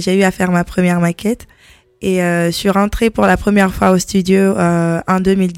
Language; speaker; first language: French; non-native, local second language; Mandingo